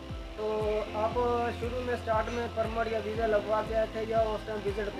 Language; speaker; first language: Hindi; native; Hindi